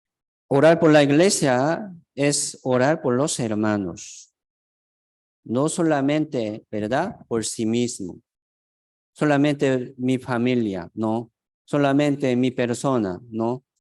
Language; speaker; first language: Spanish; non-native, fluent; Korean